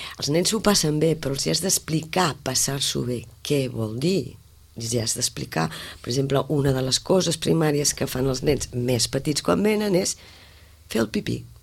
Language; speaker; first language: Catalan; native; Catalan